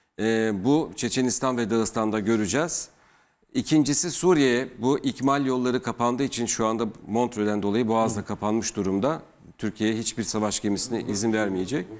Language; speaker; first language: Turkish; native; Turkish